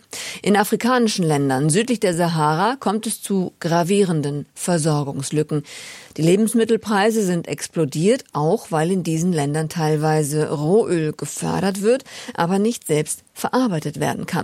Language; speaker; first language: German; native; German